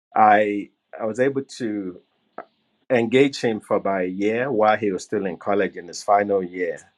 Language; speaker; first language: English; non-native, local second language; Yoruba